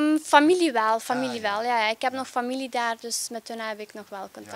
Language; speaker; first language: Dutch; early bilingual, other home language; Albanian